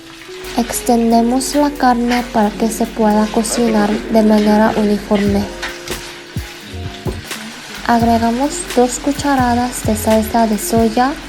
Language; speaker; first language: Spanish; non-native, fluent; Korean